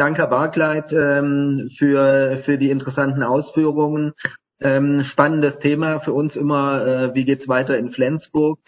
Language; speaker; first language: German; native; German